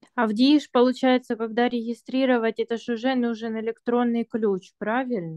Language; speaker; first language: Ukrainian; non-native, local second language; Russian